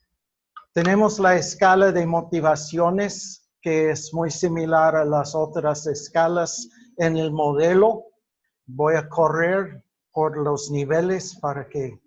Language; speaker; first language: Spanish; non-native, fluent; English